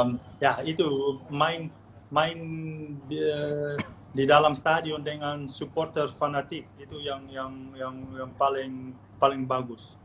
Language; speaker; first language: Indonesian; non-native, fluent; Dutch